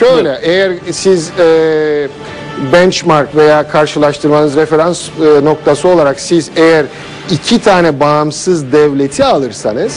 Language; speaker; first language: Turkish; native; Turkish